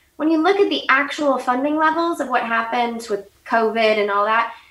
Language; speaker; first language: English; native; English